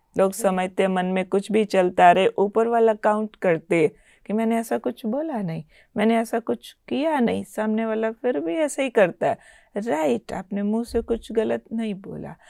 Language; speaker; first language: Hindi; native; Hindi